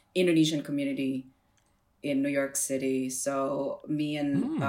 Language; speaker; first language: English; non-native, fluent; Indonesian